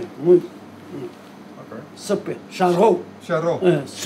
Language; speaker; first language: Dutch; non-native, learner; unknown